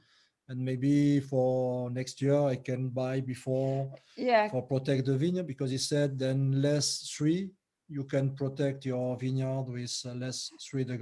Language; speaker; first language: English; non-native, learner; French